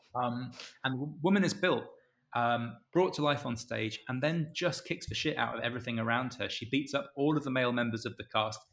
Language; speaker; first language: English; native; English